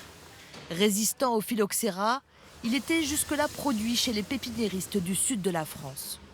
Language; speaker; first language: French; native; French